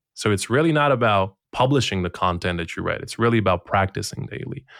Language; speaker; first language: English; non-native, fluent; Bosnian